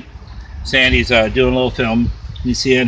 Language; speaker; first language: English; native; English